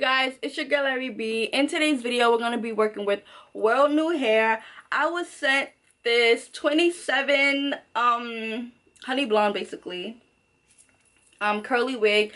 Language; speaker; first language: English; native; English